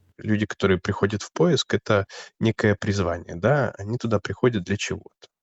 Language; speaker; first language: Russian; native; Russian